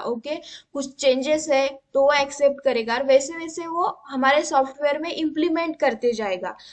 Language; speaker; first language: Hindi; non-native, local second language; Marathi